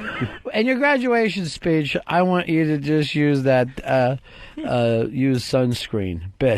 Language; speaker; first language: English; native; English